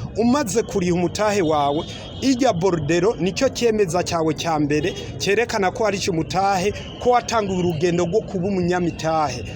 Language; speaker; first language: Rundi; early bilingual, heritage; Rundi